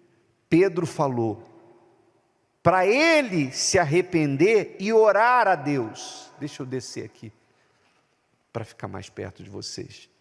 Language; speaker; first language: Portuguese; native; Portuguese